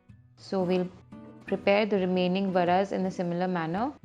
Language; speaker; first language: English; non-native, local second language; Hindi